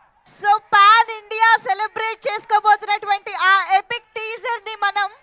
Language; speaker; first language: Telugu; native; Telugu